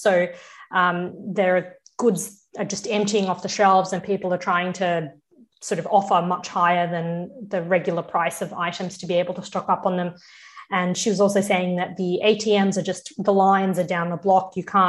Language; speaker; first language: English; early bilingual, other home language; Russian